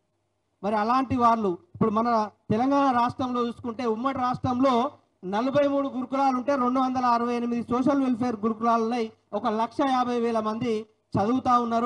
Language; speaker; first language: Telugu; native; Telugu